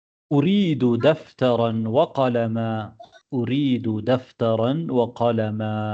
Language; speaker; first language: Arabic; non-native, fluent; Tamil